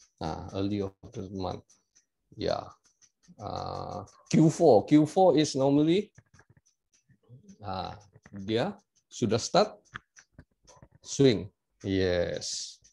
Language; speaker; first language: English; non-native, local second language; Malay